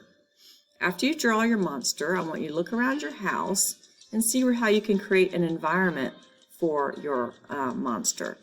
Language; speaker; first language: English; native; English